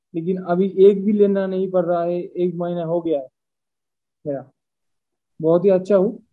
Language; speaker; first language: Hindi; non-native, local second language; Bangla